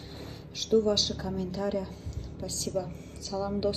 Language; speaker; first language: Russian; non-native, local second language; Azerbaijani